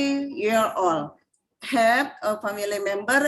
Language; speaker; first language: English; non-native, fluent; Indonesian